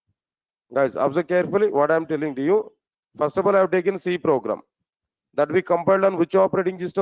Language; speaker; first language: English; non-native, local second language; Telugu